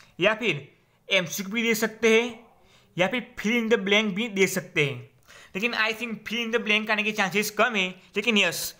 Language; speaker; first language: Hindi; non-native, local second language; Gujarati